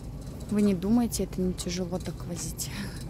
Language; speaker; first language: Russian; native; Russian